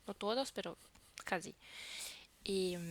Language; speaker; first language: Spanish; non-native, fluent; French